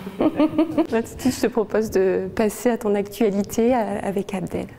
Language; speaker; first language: French; native; French